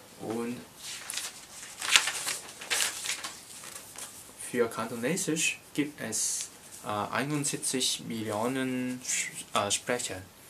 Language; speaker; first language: German; non-native, learner; Cantonese